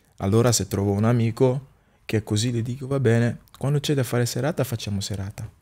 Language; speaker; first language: Italian; non-native, fluent; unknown